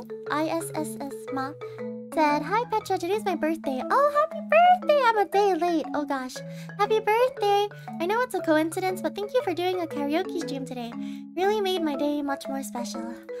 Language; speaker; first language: English; native; English